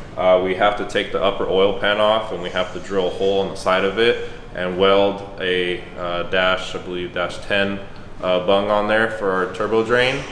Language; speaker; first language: English; native; English